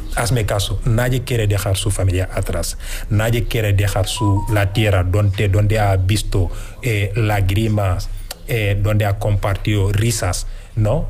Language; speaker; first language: Spanish; non-native, fluent; Wolof